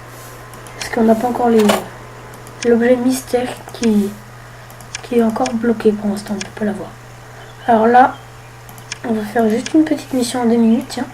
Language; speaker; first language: French; native; French